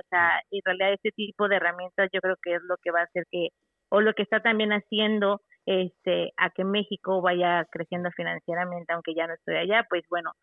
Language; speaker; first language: Spanish; native; Spanish